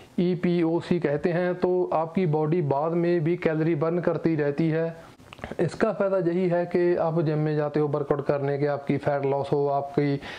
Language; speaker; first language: Hindi; non-native, local second language; Punjabi